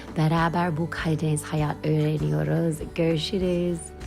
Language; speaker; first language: Turkish; non-native, learner; English